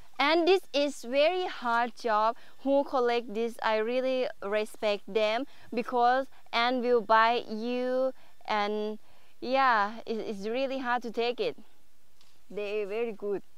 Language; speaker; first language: English; non-native, learner; Thai